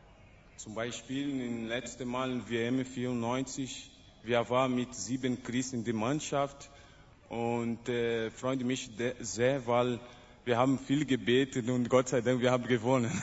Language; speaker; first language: German; non-native, learner; Portuguese